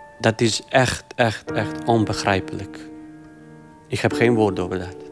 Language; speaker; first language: Dutch; non-native, fluent; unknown